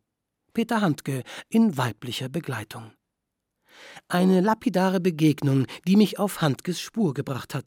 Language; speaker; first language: German; native; German